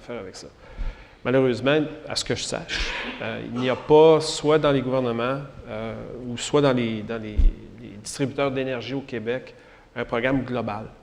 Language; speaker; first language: French; native; French